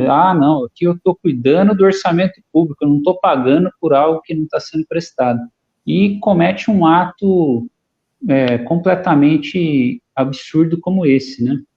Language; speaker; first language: Portuguese; native; Portuguese